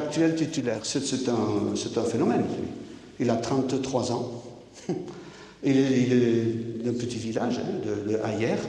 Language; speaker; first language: French; native; French